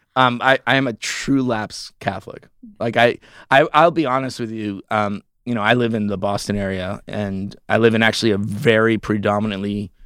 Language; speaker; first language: English; early bilingual, heritage; English